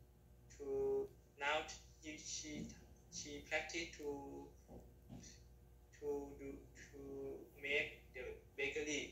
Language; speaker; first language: English; non-native, learner; Thai